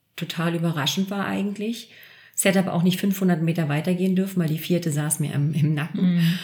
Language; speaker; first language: German; native; German